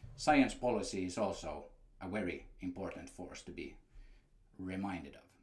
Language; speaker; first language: English; non-native, fluent; Finnish